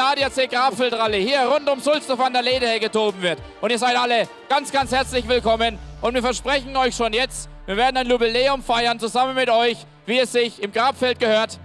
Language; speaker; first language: German; native; German